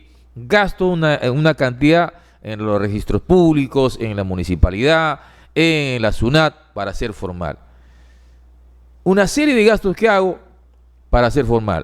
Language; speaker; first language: Spanish; native; Spanish